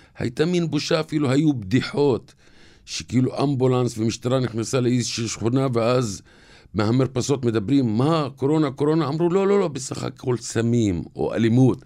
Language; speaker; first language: Hebrew; non-native, local second language; Arabic